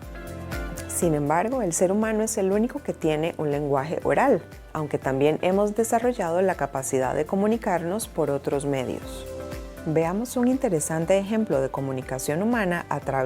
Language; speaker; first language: Spanish; native; Spanish